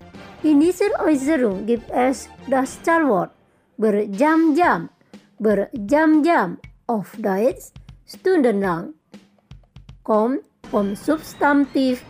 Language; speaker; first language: German; non-native, fluent; Indonesian